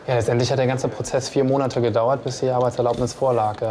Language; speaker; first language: German; native; German